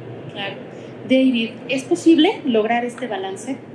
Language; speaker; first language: Spanish; native; Spanish